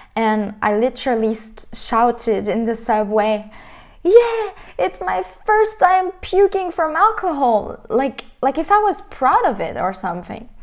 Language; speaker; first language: English; non-native, fluent; French